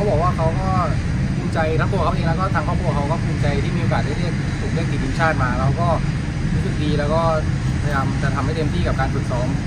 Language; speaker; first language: Thai; native; Thai